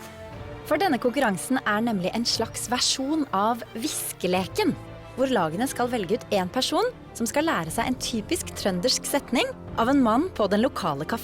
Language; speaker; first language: Norwegian; native; Norwegian